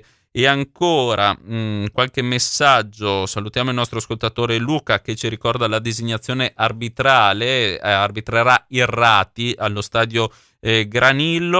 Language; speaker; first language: Italian; native; Italian